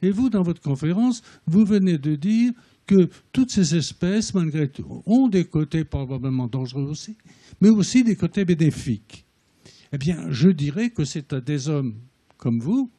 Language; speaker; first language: French; native; French